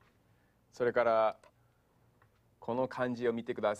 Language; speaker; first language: Japanese; non-native, fluent; English